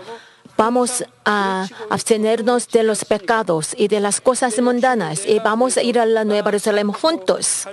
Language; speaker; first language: Spanish; non-native, learner; Korean